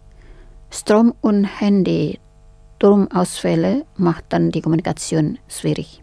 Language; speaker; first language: German; non-native, fluent; Indonesian